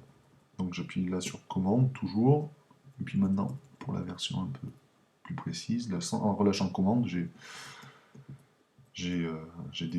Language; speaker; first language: French; native; French